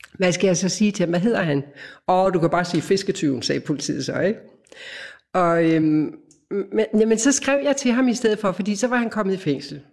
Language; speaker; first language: Danish; native; Danish